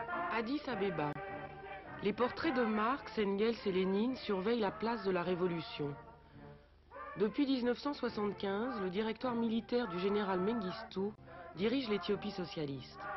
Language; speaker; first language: French; native; French